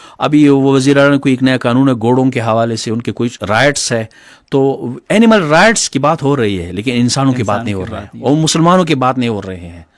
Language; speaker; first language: Urdu; non-native, local second language; Pashto